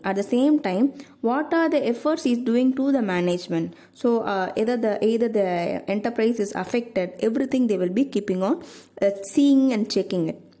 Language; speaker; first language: English; non-native, local second language; Tamil